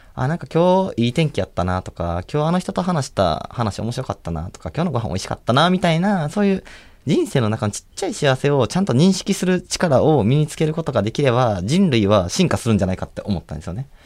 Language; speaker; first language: Japanese; native; Japanese